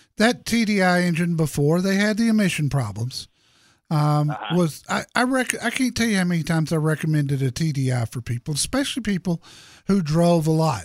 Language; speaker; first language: English; native; English